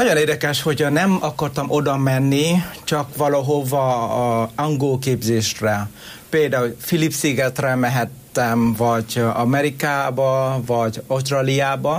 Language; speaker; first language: Hungarian; non-native, learner; Vietnamese